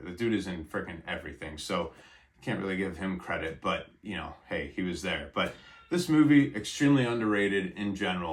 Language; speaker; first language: English; native; English